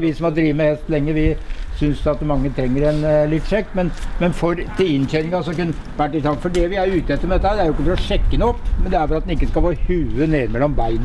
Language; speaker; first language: Norwegian; native; Norwegian